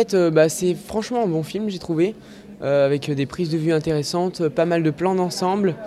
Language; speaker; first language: French; native; French